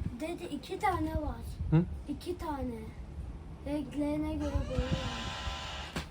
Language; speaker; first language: Turkish; native; Turkish